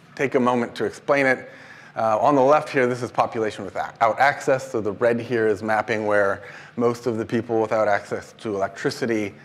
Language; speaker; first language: English; native; English